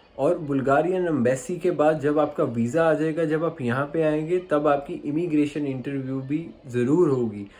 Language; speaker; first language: Hindi; native; Hindi